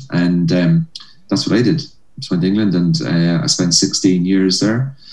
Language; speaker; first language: English; native; English